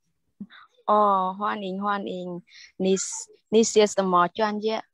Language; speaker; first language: Chinese; non-native, learner; Khmer